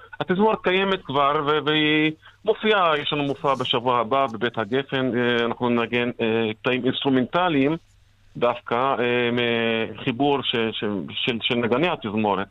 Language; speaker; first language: Hebrew; non-native, local second language; Arabic